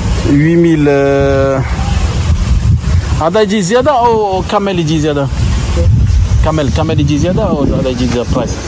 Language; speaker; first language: Arabic; non-native, learner; French